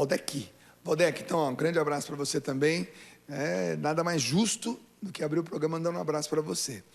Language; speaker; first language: Portuguese; native; Portuguese